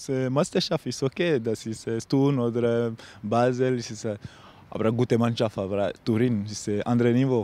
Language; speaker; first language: German; non-native, learner; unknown